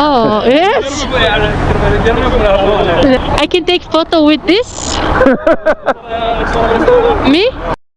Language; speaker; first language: English; non-native, learner; Arabic